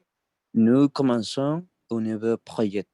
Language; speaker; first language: French; non-native, learner; Spanish